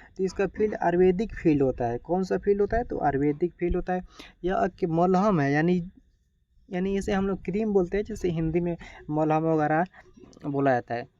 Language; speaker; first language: Hindi; native; Hindi